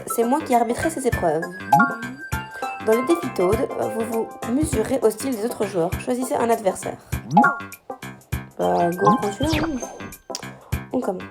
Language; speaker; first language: French; native; French